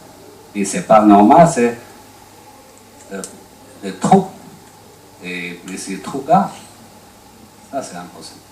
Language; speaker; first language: French; non-native, learner; Chinese